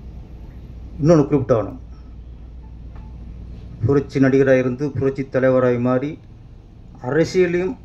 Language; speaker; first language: Tamil; native; Tamil